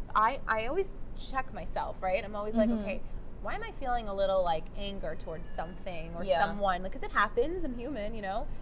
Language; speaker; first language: English; native; English